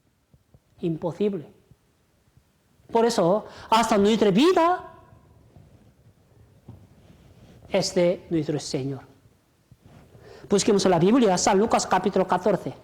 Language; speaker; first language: Spanish; non-native, fluent; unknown